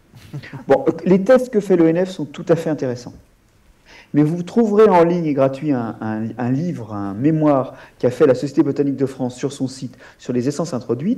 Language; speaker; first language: French; native; French